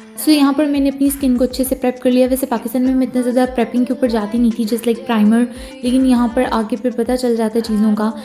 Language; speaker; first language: Urdu; native; Urdu